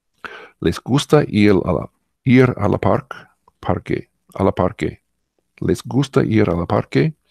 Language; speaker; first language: Spanish; non-native, learner; English